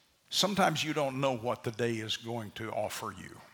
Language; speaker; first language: English; native; English